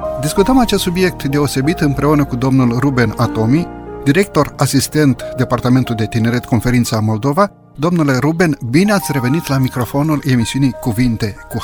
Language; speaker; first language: Romanian; native; Romanian